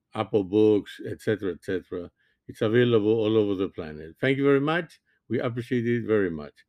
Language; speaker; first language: English; non-native, fluent; French